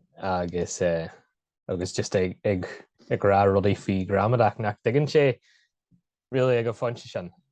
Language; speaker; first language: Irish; non-native, local second language; English